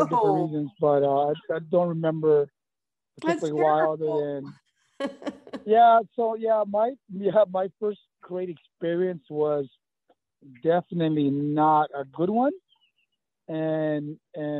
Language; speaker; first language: English; early bilingual, other home language; Spanish